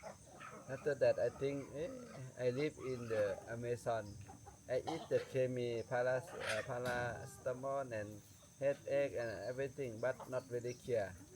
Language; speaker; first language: English; non-native, learner; Thai